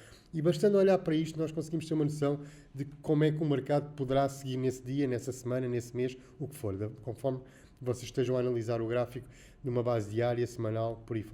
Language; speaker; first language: Portuguese; native; Portuguese